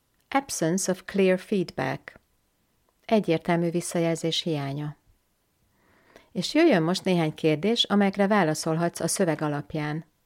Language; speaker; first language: Hungarian; native; Hungarian